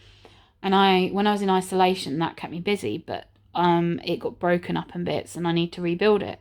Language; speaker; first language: English; native; English